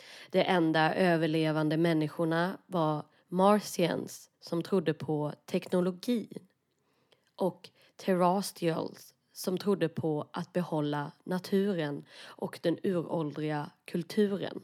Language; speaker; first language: Swedish; native; Swedish